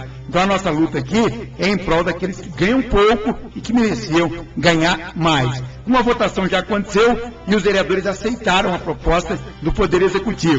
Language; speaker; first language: Portuguese; native; Portuguese